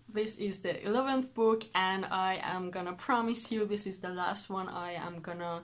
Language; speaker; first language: English; non-native, fluent; Persian